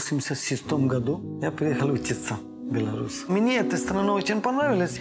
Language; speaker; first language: Russian; non-native, learner; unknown